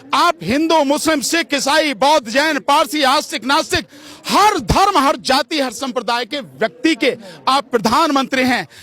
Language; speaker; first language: Hindi; native; Hindi